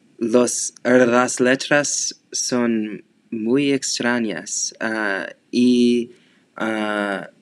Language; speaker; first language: Spanish; non-native, learner; English